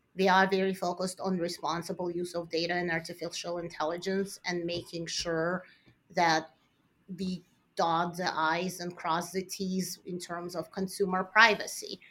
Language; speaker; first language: English; early bilingual, other home language; Russian